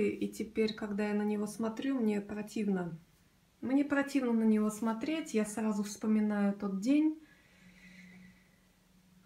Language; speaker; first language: Russian; native; Russian